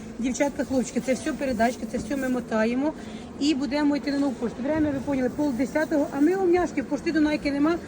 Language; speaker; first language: Ukrainian; non-native, local second language; Russian